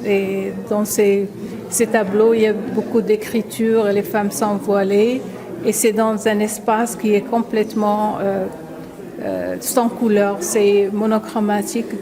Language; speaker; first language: French; non-native, local second language; Arabic